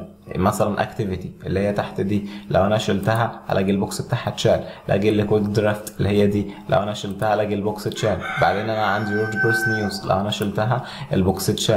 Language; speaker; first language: Arabic; native; Arabic